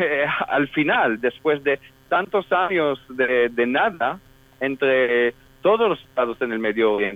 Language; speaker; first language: Spanish; non-native, fluent; Hebrew